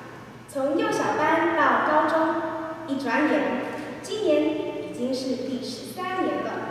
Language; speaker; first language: Chinese; early bilingual, heritage; Chinese